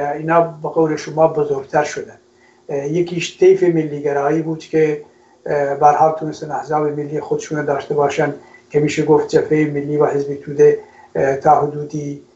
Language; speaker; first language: Persian; non-native, local second language; Kurdish